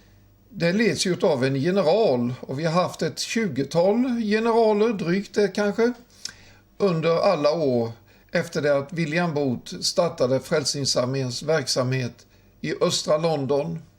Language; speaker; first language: Swedish; native; Swedish